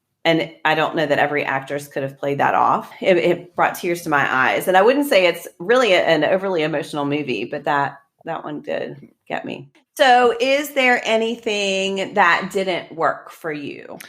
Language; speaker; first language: English; native; English